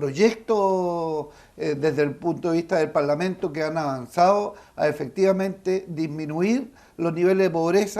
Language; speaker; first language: Spanish; native; Spanish